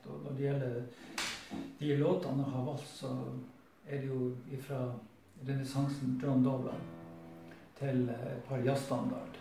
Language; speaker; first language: Norwegian; native; Norwegian